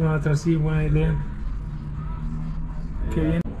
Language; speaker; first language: Spanish; non-native, learner; German